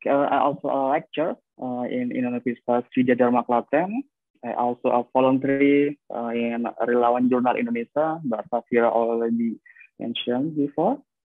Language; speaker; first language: English; non-native, fluent; Indonesian